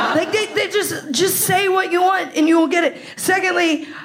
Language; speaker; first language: English; native; English